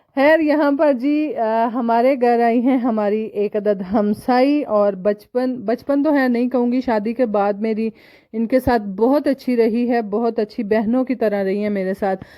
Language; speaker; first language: Urdu; non-native, local second language; Punjabi